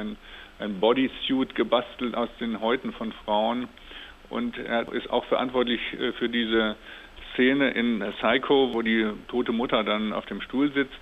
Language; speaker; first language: German; native; German